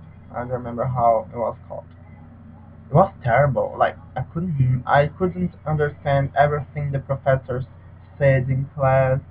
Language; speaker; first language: English; non-native, learner; Portuguese